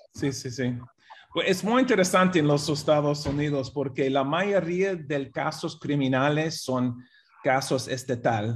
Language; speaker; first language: Spanish; non-native, fluent; English